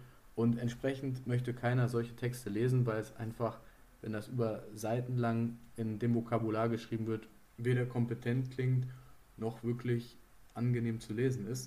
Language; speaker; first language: German; native; German